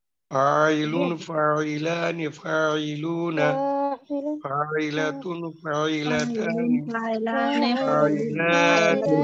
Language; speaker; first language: Arabic; non-native, learner; Bangla